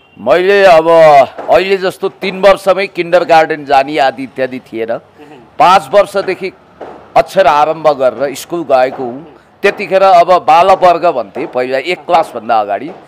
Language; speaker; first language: Nepali; native; Nepali